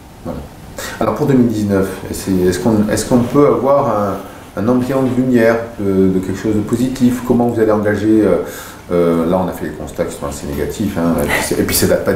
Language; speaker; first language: French; native; French